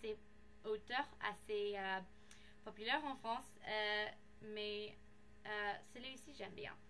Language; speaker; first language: French; non-native, learner; English